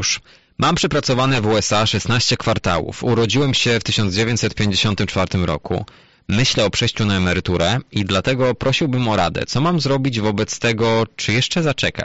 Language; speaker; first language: Polish; native; Polish